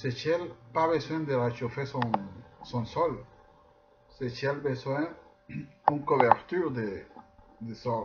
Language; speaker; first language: French; non-native, fluent; Spanish